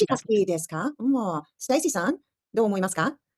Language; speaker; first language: Japanese; non-native, fluent; English